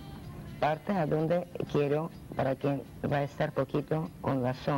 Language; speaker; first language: Spanish; non-native, learner; Russian